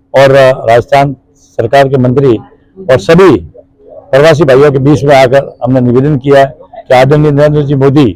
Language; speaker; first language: Hindi; native; Hindi